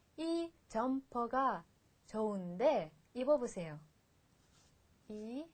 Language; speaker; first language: Korean; non-native, fluent; Russian